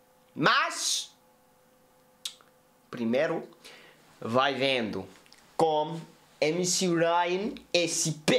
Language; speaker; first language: Portuguese; non-native, learner; English